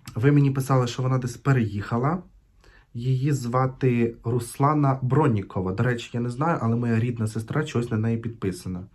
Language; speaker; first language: Ukrainian; non-native, local second language; Russian